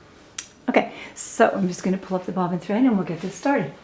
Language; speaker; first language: English; native; English